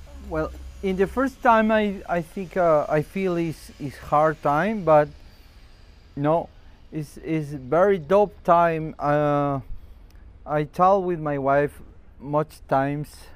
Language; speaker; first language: English; non-native, learner; Spanish